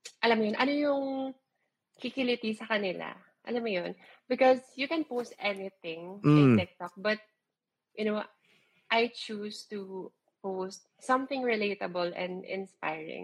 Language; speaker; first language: English; non-native, local second language; Filipino